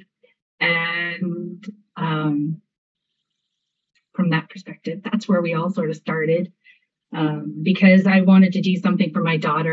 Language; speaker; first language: English; native; English